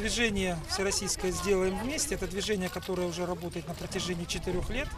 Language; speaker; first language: Russian; native; Russian